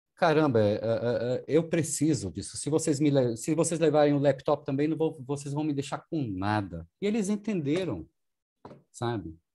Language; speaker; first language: Portuguese; non-native, fluent; German